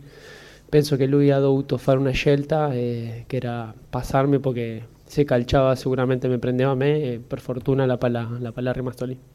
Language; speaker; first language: Italian; non-native, fluent; Spanish